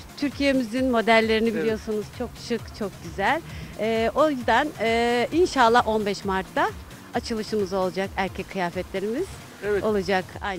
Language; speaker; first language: Turkish; native; Turkish